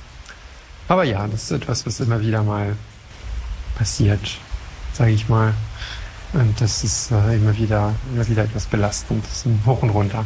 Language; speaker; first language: German; non-native, fluent; French